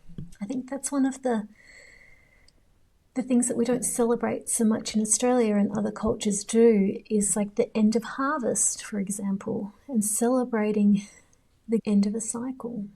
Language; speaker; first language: English; native; English